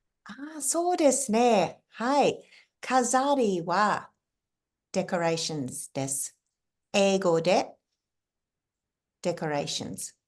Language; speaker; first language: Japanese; non-native, fluent; English